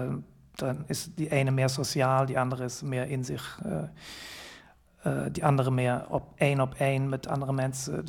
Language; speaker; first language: Dutch; non-native, fluent; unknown